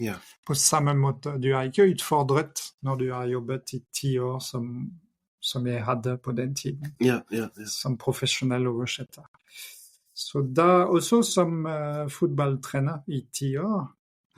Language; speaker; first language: Norwegian; non-native, fluent; French